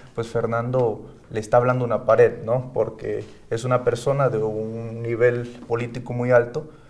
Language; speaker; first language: Spanish; native; Spanish